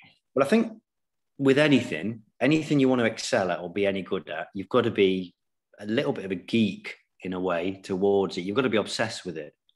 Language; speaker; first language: English; native; English